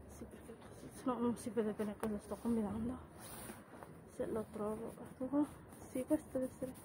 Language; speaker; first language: Italian; native; Italian